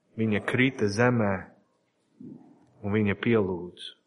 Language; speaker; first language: Latvian; non-native, learner; English